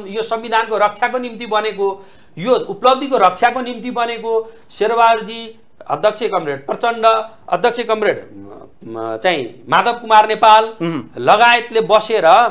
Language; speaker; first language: Nepali; native; Nepali